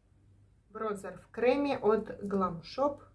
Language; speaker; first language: Polish; non-native, learner; Ukrainian